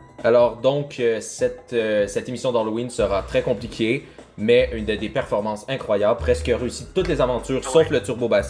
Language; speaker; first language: French; native; French